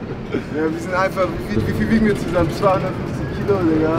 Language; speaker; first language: German; native; German